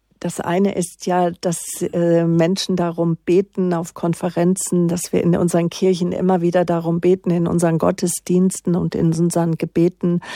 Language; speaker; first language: German; native; German